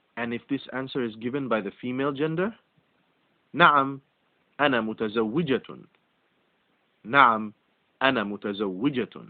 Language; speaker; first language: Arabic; non-native, fluent; English